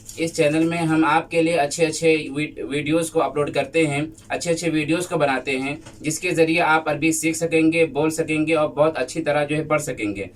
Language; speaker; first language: Urdu; native; Urdu